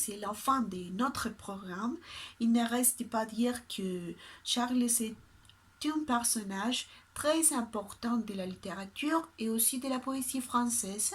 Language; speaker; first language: French; non-native, learner; Spanish